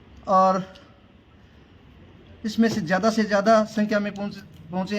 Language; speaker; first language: Hindi; native; Hindi